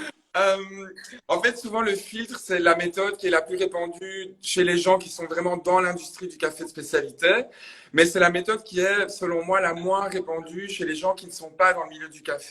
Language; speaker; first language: French; native; French